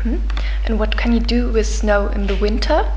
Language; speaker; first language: English; non-native, fluent; German